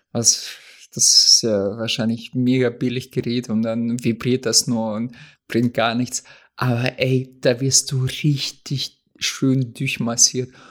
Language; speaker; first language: German; non-native, fluent; Russian